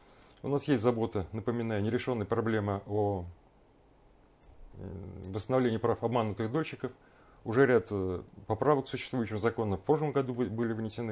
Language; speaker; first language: Russian; native; Russian